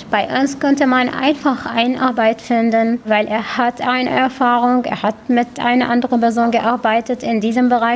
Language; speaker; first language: German; non-native, fluent; Arabic